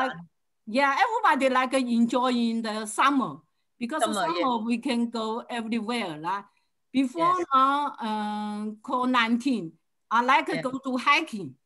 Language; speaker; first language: English; non-native, learner; Chinese